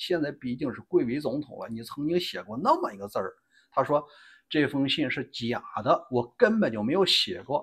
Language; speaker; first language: Chinese; native; Chinese